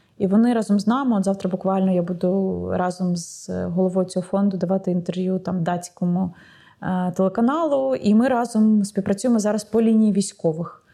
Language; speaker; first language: Ukrainian; non-native, local second language; Russian